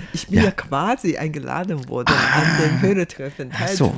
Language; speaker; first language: German; non-native, fluent; Chinese